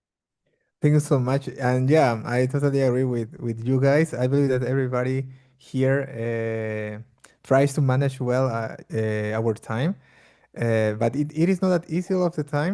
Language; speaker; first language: English; non-native, fluent; Portuguese